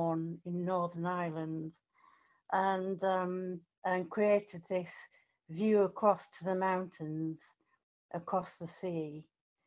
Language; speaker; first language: English; native; English